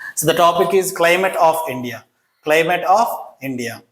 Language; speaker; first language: English; non-native, local second language; Telugu